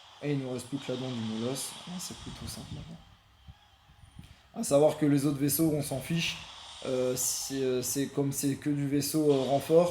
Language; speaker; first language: French; native; French